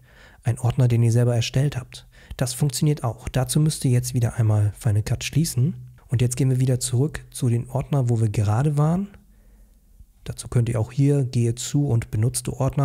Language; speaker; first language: German; native; German